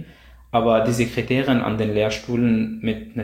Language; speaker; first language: German; non-native, fluent; Arabic